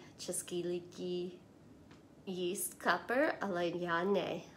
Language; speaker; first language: Czech; non-native, learner; English